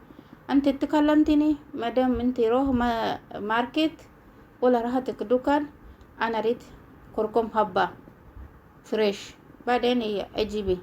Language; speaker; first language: Arabic; non-native, learner; Oromo